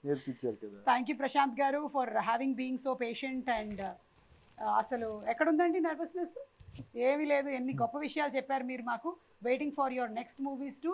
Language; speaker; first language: Telugu; native; Telugu